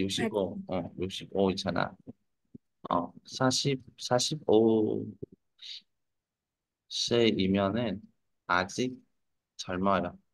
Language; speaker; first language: Korean; non-native, fluent; Vietnamese